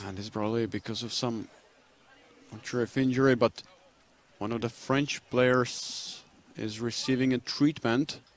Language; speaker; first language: English; non-native, fluent; Czech